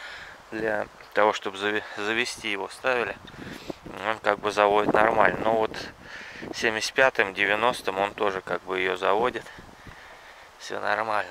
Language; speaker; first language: Russian; native; Russian